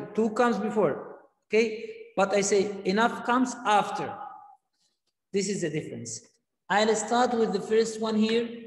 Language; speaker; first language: English; non-native, fluent; Arabic